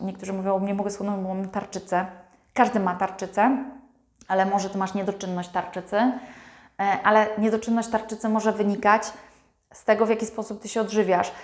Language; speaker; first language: Polish; native; Polish